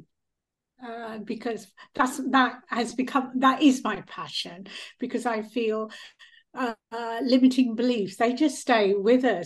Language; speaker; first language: English; early bilingual, other home language; Punjabi